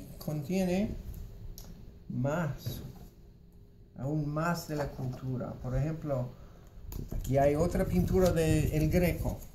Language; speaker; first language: Spanish; non-native, fluent; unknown